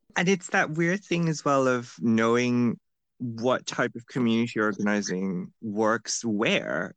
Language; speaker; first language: English; non-native, local second language; Bangla